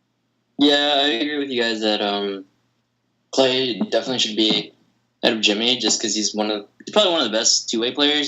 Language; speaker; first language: English; native; English